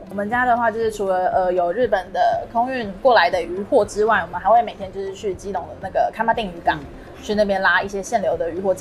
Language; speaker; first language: Chinese; native; Chinese